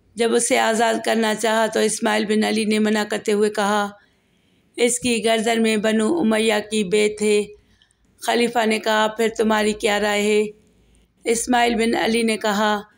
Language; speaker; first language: Urdu; native; Urdu